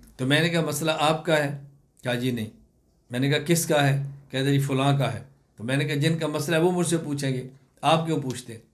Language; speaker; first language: Urdu; non-native, local second language; Punjabi